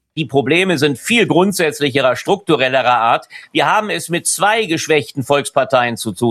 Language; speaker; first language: German; native; German